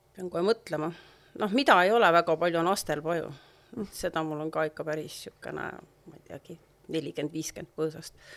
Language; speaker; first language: Estonian; native; Estonian